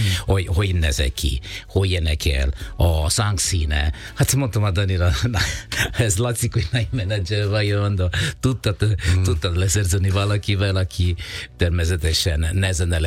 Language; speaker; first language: Hungarian; non-native, fluent; Italian